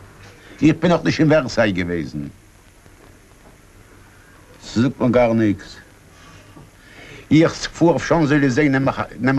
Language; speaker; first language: German; non-native, learner; Polish